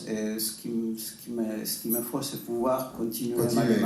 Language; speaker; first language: French; non-native, fluent; Spanish